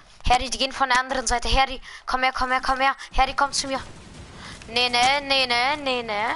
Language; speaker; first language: German; native; German